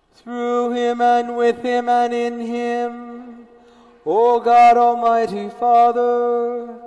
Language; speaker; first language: English; early bilingual, other home language; Spanish